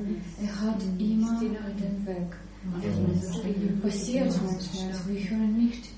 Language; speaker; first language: German; non-native, learner; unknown